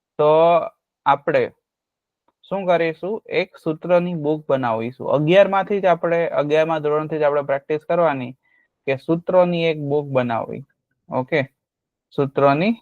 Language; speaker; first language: Gujarati; native; Gujarati